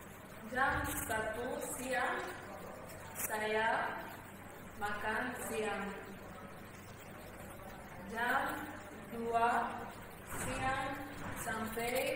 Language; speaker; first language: Indonesian; non-native, learner; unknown